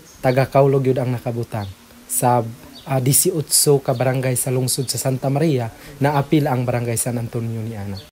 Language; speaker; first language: Cebuano; non-native, local second language; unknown